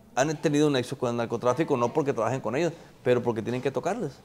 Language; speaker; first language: Spanish; native; Spanish